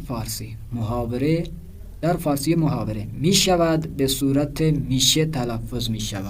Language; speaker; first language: Persian; non-native, fluent; Urdu